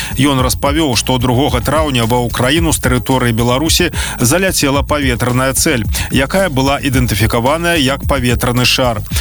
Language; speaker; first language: Belarusian; native; Belarusian